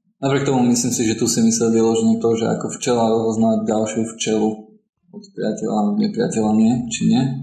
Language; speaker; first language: Slovak; non-native, local second language; Hungarian